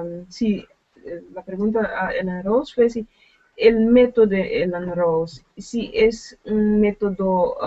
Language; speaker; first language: Spanish; non-native, learner; Dutch